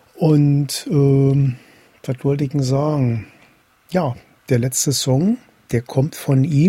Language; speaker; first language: German; native; German